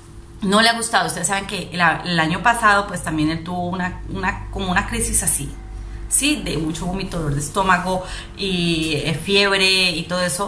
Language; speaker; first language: Spanish; native; Spanish